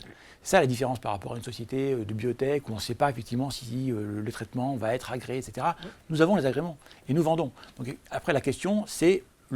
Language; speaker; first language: French; native; French